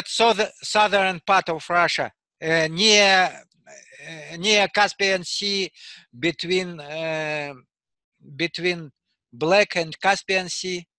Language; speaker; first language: English; non-native, learner; Russian